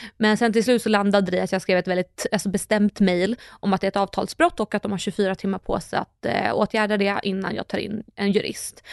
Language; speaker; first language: Swedish; early bilingual, other home language; Russian